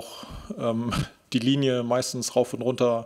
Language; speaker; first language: German; native; German